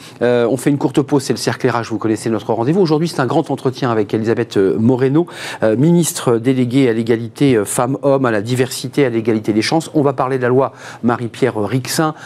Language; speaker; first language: French; native; French